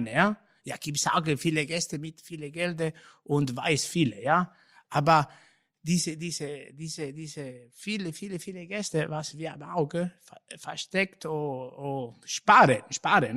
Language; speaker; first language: German; non-native, learner; Italian